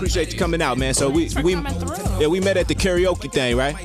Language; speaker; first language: English; native; English